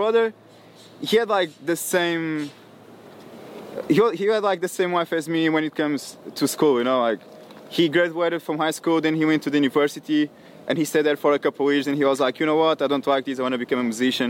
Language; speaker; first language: English; non-native, fluent; Portuguese